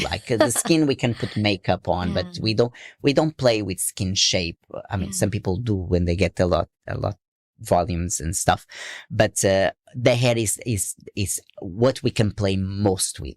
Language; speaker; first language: English; non-native, fluent; Portuguese